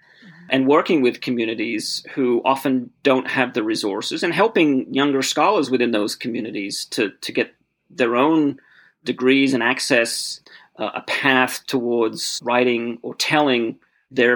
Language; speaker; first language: English; native; English